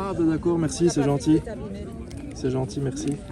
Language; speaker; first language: French; native; French